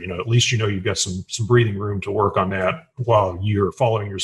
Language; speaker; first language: English; native; English